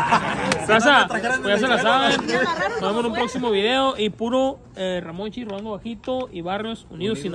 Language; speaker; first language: Spanish; native; Spanish